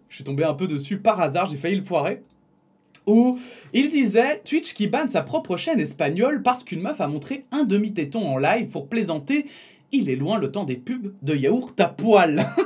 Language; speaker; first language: French; native; French